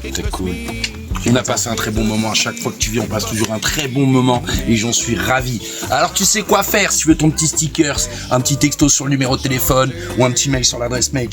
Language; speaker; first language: French; native; French